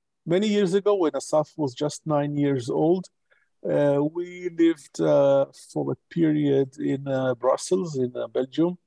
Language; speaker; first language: English; non-native, local second language; Hebrew